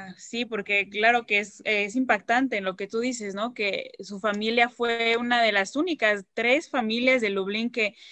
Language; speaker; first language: Spanish; native; Spanish